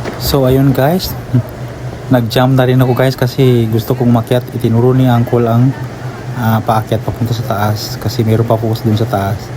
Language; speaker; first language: Filipino; non-native, local second language; Cebuano